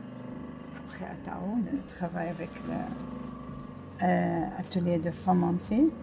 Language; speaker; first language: French; non-native, learner; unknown